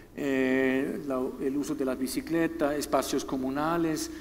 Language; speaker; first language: Spanish; non-native, fluent; German